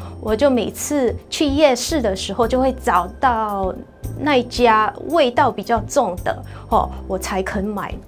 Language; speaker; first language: Chinese; non-native, fluent; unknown